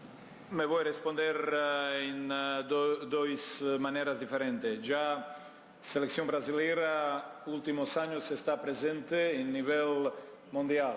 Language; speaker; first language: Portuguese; non-native, learner; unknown